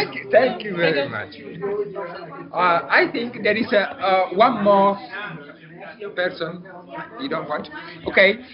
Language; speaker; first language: English; non-native, learner; Italian